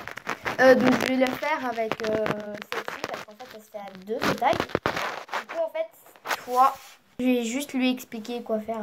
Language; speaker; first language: French; native; French